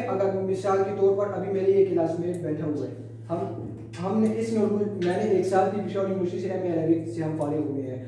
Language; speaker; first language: Urdu; non-native, local second language; Pashto